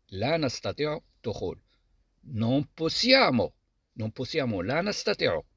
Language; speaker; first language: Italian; non-native, fluent; Arabic